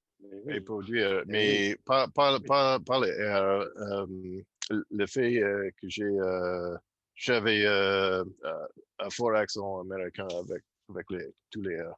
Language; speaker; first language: French; non-native, fluent; English